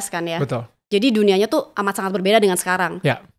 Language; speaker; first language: Indonesian; native; Indonesian